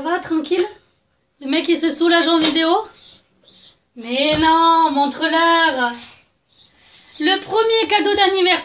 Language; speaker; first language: French; native; French